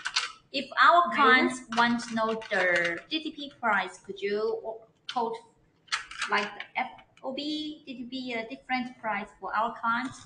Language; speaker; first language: English; non-native, learner; Chinese